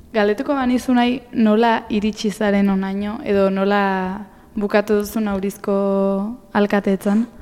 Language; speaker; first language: Basque; native; Basque